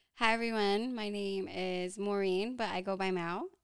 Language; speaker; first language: English; early bilingual, other home language; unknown